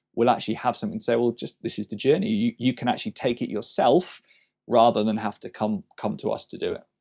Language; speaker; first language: English; native; English